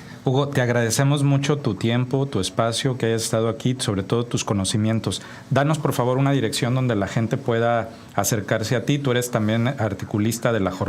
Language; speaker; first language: Spanish; native; Spanish